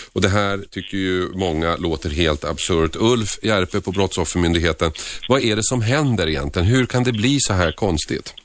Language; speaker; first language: Swedish; early bilingual, other home language; Finnish